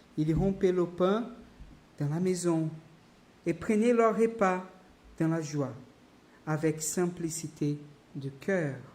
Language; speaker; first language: French; non-native, fluent; Portuguese